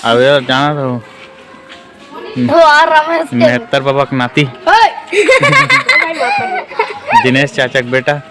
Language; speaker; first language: Hindi; non-native, local second language; Chhattisgarhi